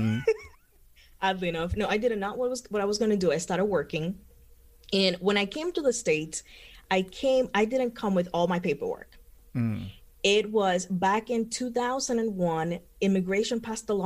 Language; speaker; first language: English; non-native, fluent; Spanish